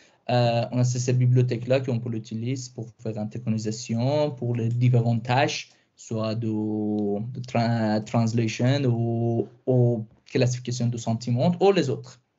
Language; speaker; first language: French; non-native, fluent; Persian